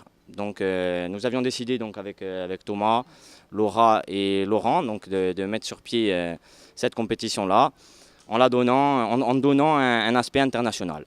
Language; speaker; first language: French; native; French